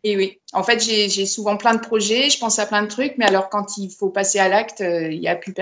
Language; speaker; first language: French; native; French